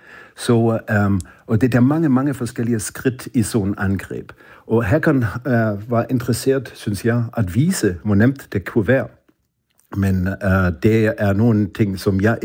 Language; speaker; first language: Danish; non-native, fluent; German